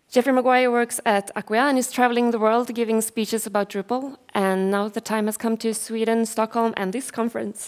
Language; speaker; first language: English; non-native, fluent; Swedish